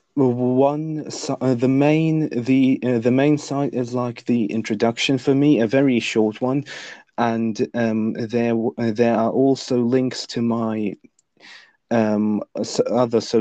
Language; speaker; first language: English; non-native, fluent; Lithuanian